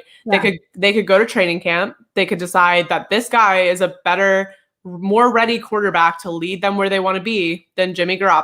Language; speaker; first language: English; native; English